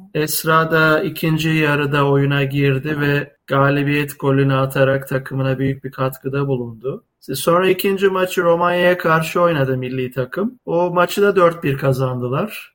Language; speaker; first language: Turkish; native; Turkish